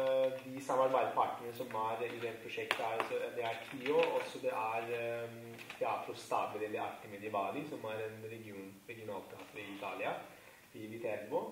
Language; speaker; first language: Norwegian; non-native, fluent; Italian